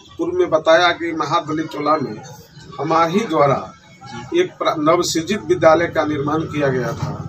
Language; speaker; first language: Hindi; native; Hindi